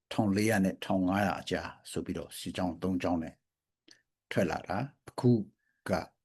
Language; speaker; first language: Burmese; non-native, local second language; Hakha Chin